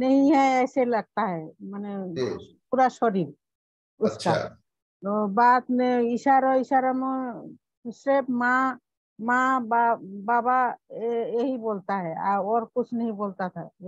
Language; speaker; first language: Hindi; non-native, local second language; Bangla